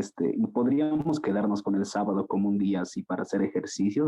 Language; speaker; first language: Spanish; native; Spanish